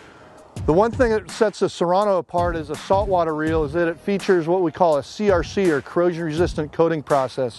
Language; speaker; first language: English; native; English